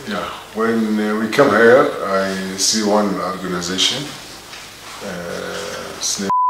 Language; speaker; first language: English; non-native, learner; Arabic